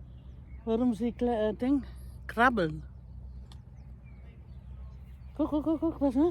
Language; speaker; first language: German; non-native, learner; Indonesian